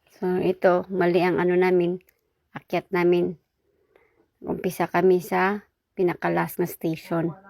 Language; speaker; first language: Filipino; non-native, local second language; Cebuano